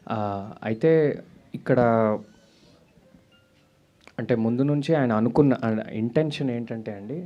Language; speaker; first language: Telugu; native; Telugu